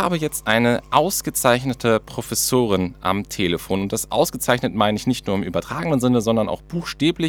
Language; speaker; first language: German; native; German